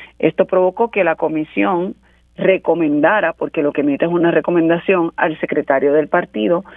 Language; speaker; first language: Spanish; native; Spanish